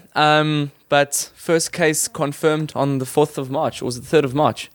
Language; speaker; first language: English; native; English